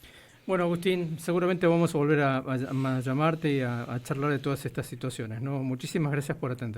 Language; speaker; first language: Spanish; native; Spanish